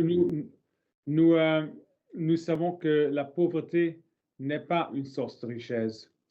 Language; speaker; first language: French; non-native, learner; English